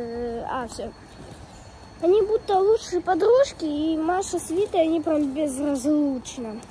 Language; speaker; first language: Russian; early bilingual, heritage; Russian